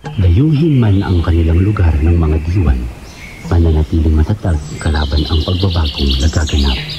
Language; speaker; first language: Filipino; native; Filipino